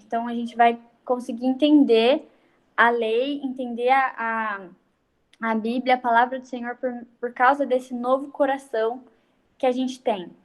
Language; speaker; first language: Portuguese; native; Portuguese